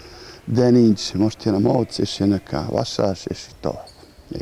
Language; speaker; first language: Hungarian; non-native, learner; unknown